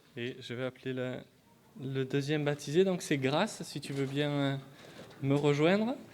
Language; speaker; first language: French; native; French